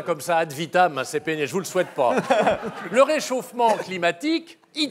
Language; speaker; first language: French; native; French